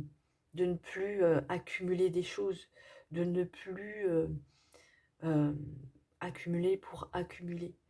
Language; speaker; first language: French; native; French